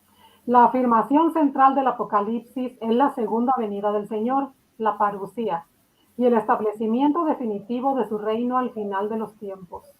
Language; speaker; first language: Spanish; native; Spanish